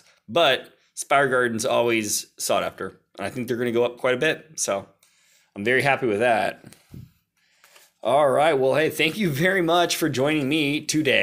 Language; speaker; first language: English; native; English